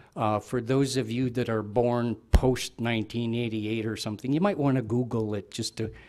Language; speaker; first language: English; native; English